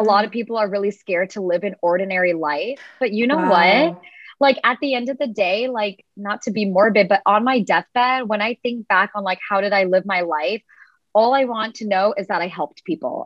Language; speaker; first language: English; native; English